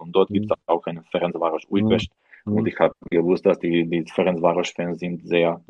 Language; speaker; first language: German; non-native, learner; Slovak